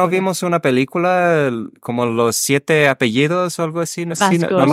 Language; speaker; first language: Spanish; non-native, fluent; English